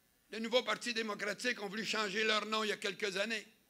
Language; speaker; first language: French; native; French